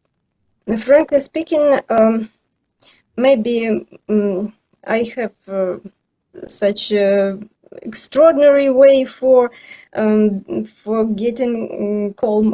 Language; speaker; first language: English; non-native, learner; Ukrainian